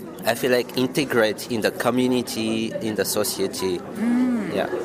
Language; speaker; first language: English; non-native, fluent; Malagasy